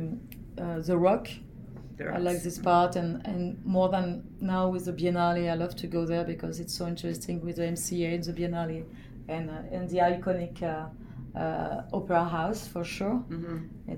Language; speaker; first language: English; non-native, fluent; French